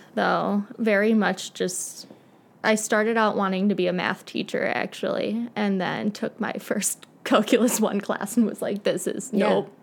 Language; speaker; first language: English; native; English